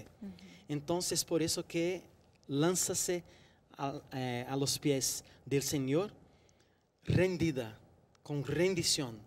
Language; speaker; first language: Spanish; non-native, fluent; Portuguese